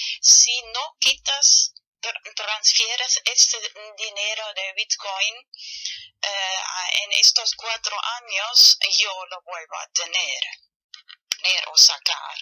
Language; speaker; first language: Spanish; non-native, learner; German